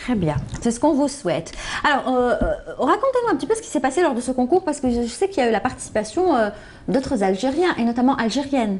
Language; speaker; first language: French; non-native, local second language; Arabic